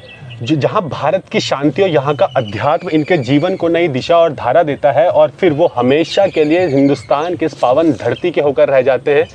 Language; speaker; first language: Hindi; native; Hindi